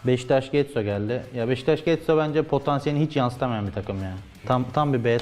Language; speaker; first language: Turkish; native; Turkish